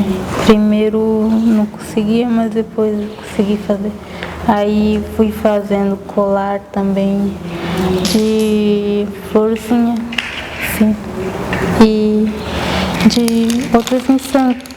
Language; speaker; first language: Portuguese; non-native, local second language; Guarani